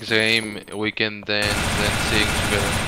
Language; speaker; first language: English; non-native, learner; Spanish